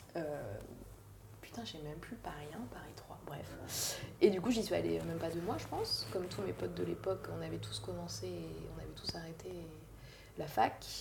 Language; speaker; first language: French; native; French